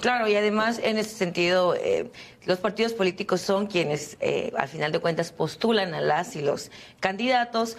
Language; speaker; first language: Spanish; native; Spanish